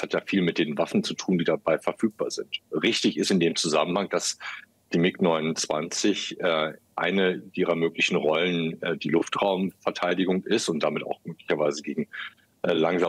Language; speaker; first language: German; native; German